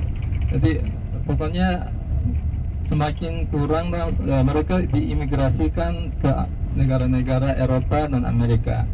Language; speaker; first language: Indonesian; non-native, fluent; Uzbek